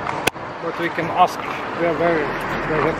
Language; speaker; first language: English; non-native, learner; Dutch